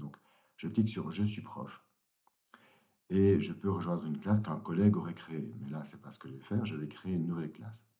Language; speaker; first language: French; native; French